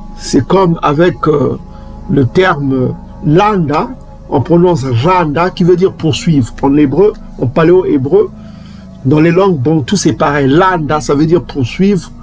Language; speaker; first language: French; non-native, local second language; Kongo